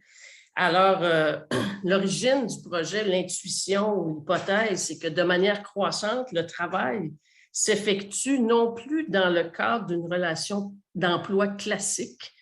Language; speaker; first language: French; native; French